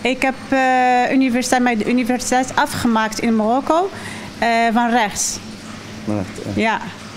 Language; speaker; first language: Dutch; non-native, learner; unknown